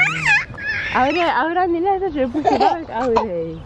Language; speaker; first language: French; native; French